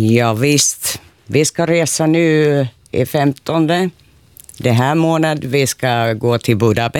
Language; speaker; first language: Swedish; non-native, learner; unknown